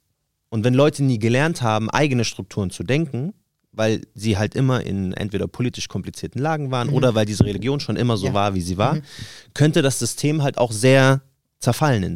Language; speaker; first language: German; native; German